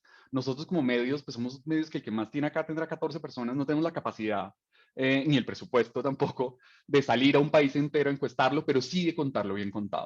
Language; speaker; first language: Spanish; native; Spanish